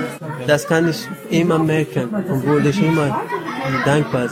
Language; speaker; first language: German; non-native, learner; Persian